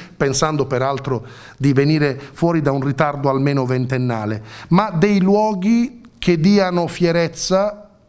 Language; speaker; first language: Italian; native; Italian